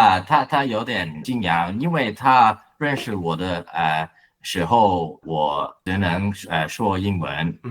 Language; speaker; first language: Chinese; non-native, learner; Cantonese